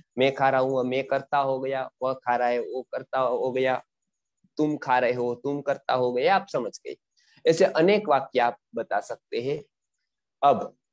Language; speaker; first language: Hindi; non-native, local second language; Gujarati